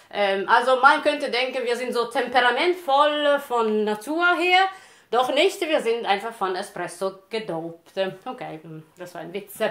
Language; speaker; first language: German; non-native, fluent; Italian